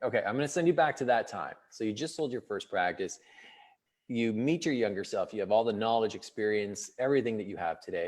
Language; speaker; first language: English; native; English